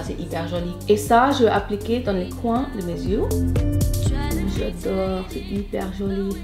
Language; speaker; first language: French; non-native, fluent; Hindi